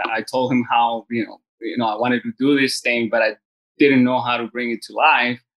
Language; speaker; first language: English; early bilingual, other home language; Spanish